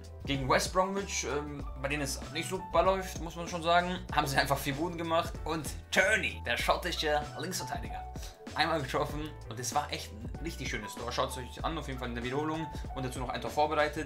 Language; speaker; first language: German; native; German